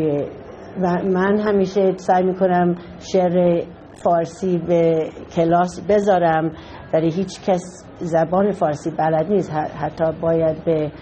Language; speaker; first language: Persian; non-native, fluent; English